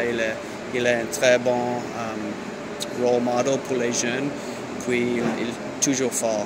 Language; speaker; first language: French; non-native, learner; English